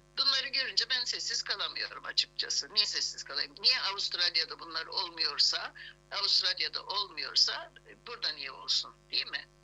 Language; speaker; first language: Turkish; native; Turkish